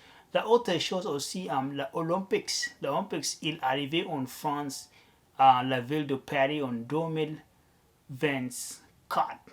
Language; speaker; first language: French; non-native, learner; Arabic